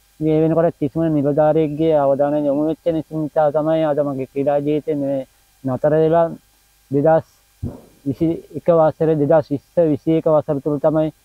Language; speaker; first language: Sinhala; non-native, local second language; Tamil